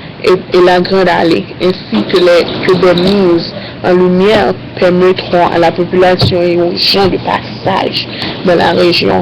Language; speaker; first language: French; non-native, learner; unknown